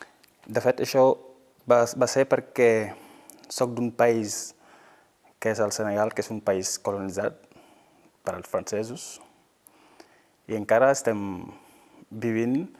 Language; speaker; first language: Catalan; non-native, fluent; Fula